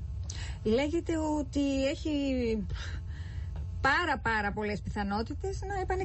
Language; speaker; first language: Greek; native; Greek